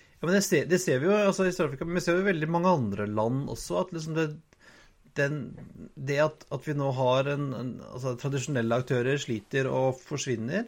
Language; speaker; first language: Norwegian; native; Norwegian